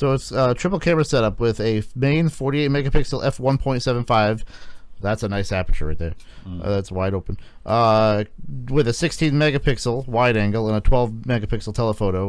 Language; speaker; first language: English; native; English